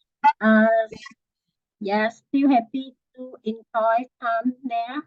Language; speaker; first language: English; non-native, learner; Vietnamese